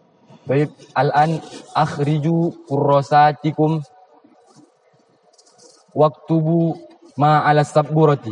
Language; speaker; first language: Arabic; non-native, learner; Indonesian